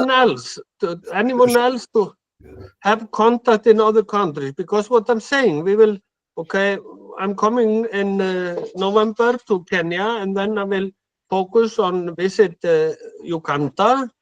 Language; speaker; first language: English; non-native, fluent; Icelandic